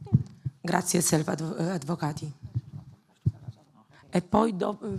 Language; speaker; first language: Italian; non-native, learner; Polish